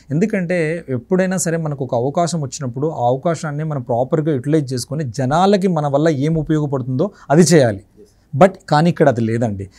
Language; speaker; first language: Telugu; native; Telugu